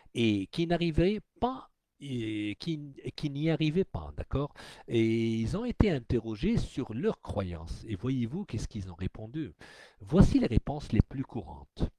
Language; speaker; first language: French; non-native, local second language; Arabic